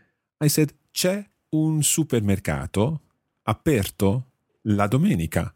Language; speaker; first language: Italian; non-native, fluent; English